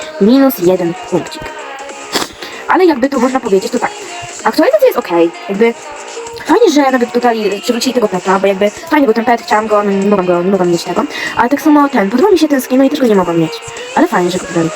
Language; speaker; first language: Polish; native; Polish